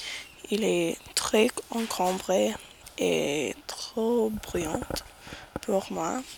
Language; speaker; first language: French; non-native, learner; English